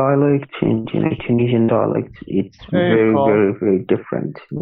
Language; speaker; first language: English; non-native, fluent; Arabic